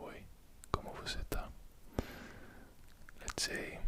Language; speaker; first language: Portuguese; non-native, learner; Italian